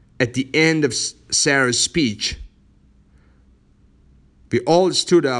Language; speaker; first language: English; non-native, fluent; Persian